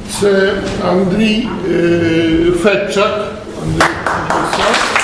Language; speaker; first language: Ukrainian; early bilingual, heritage; Ukrainian